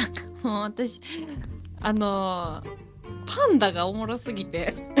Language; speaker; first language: Japanese; native; Japanese